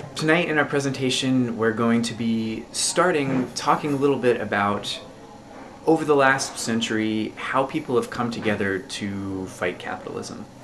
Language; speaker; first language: English; native; English